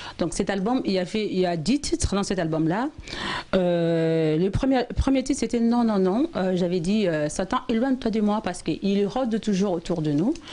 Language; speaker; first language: French; non-native, local second language; Lingala